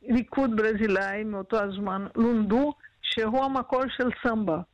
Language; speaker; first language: Hebrew; non-native, fluent; Portuguese